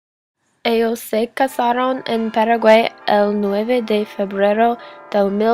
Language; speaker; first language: Spanish; non-native, learner; English